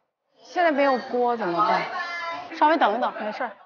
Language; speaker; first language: Chinese; native; Chinese